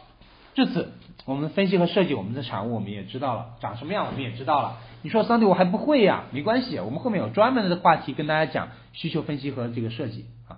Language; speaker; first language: Chinese; native; Chinese